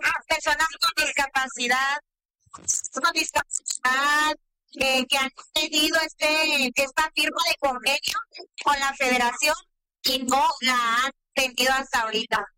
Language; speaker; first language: Spanish; native; Spanish